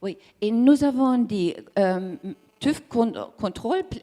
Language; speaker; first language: French; non-native, learner; German